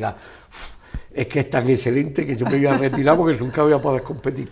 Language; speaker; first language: Spanish; native; Spanish